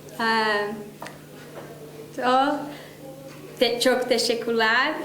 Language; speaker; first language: Turkish; non-native, learner; Portuguese